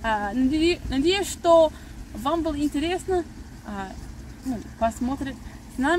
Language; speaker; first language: Russian; non-native, learner; English